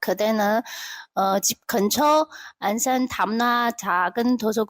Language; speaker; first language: Korean; non-native, local second language; Chinese